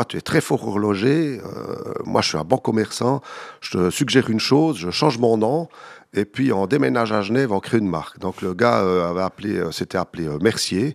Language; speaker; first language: French; native; French